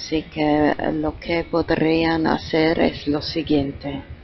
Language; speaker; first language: Spanish; non-native, fluent; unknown